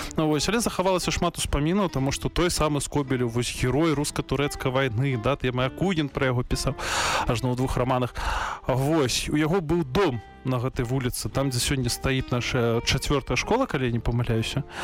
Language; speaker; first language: Belarusian; native; Belarusian